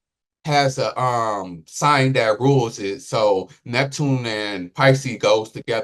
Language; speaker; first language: English; native; English